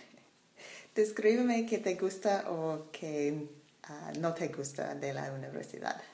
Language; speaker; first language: Spanish; non-native, learner; English